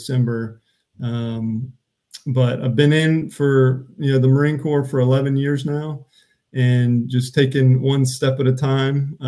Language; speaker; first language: English; native; English